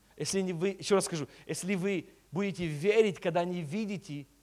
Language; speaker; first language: Russian; early bilingual, heritage; Russian